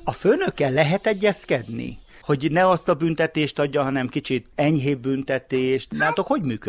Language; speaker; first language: Hungarian; native; Hungarian